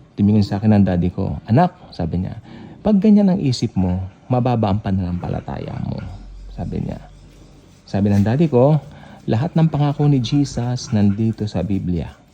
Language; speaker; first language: Filipino; native; Filipino